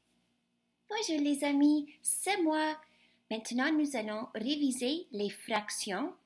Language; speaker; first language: French; non-native, fluent; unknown